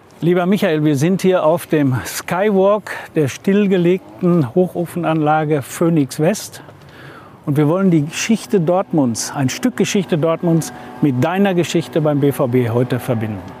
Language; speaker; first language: German; native; German